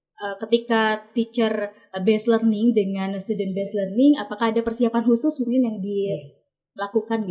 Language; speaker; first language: Indonesian; native; Indonesian